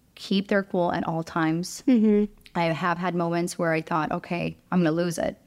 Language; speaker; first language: English; early bilingual, other home language; Romanian